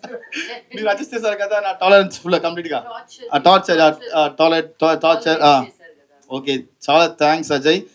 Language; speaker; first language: Telugu; non-native, fluent; Tamil